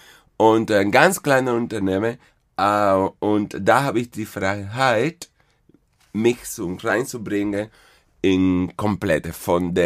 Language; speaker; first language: German; non-native, fluent; Spanish